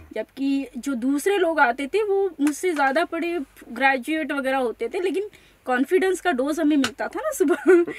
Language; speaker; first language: Hindi; non-native, local second language; Marathi